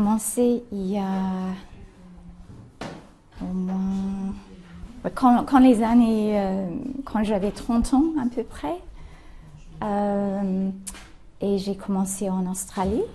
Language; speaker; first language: French; non-native, fluent; English